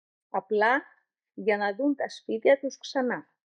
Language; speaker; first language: Greek; non-native, learner; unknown